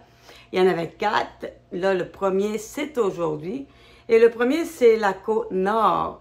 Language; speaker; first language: French; native; French